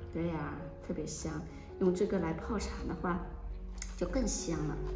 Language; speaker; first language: Chinese; native; Chinese